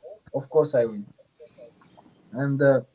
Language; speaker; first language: English; non-native, learner; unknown